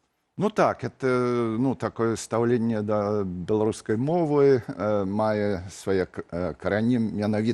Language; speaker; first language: Belarusian; non-native, fluent; English